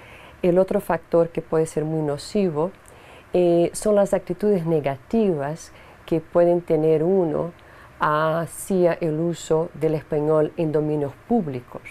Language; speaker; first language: Spanish; non-native, fluent; Portuguese